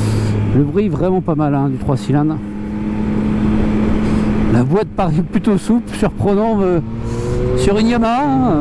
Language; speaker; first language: French; native; French